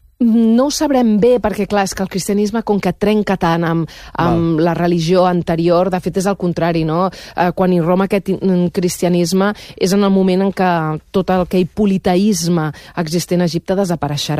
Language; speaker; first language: Catalan; native; Catalan